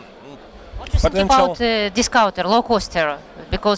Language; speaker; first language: English; non-native, learner; Russian